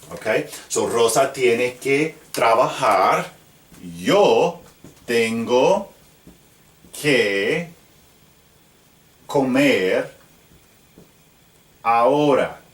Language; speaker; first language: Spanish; non-native, fluent; English